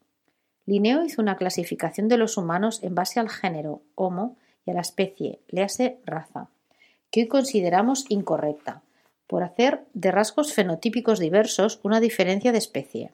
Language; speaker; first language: Spanish; native; Spanish